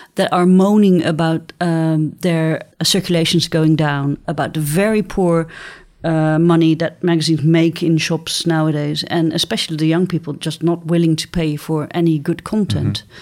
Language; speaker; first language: English; non-native, fluent; Dutch